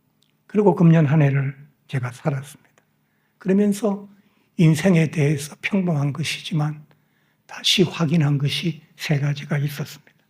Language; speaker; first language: Korean; native; Korean